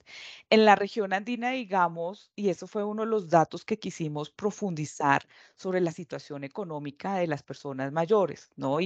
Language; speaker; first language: Spanish; native; Spanish